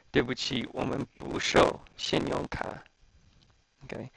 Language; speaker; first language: Chinese; non-native, fluent; English